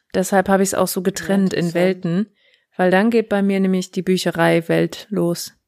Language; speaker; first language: German; native; German